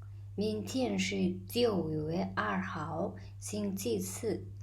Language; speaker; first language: Chinese; non-native, fluent; Mongolian